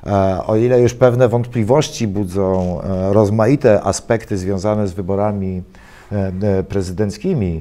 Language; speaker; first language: Polish; native; Polish